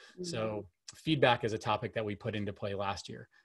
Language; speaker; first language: English; native; English